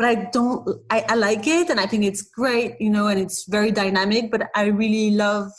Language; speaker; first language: English; non-native, fluent; French